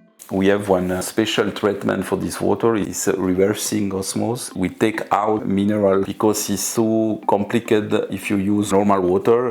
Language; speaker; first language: English; non-native, learner; French